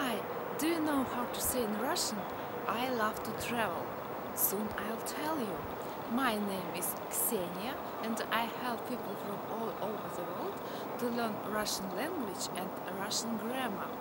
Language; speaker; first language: English; non-native, fluent; Russian